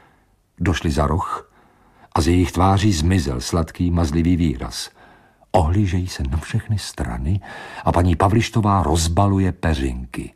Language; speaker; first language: Czech; native; Czech